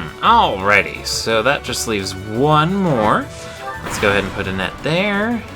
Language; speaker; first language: English; native; English